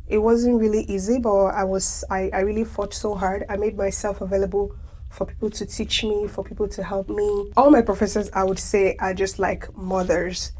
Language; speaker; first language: English; non-native, local second language; Igbo